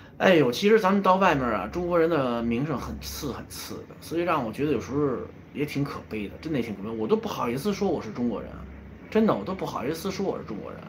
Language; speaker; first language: Chinese; native; Chinese